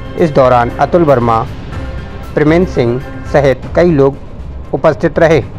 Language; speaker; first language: Hindi; native; Hindi